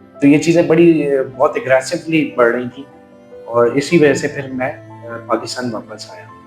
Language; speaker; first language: Urdu; native; Urdu